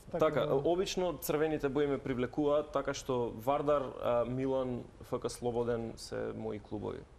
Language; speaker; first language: Macedonian; native; Macedonian